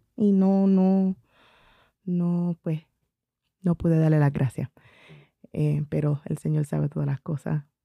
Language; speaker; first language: Spanish; early bilingual, heritage; Spanish